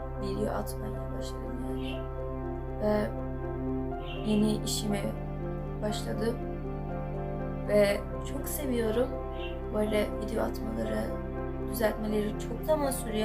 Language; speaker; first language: Turkish; non-native, learner; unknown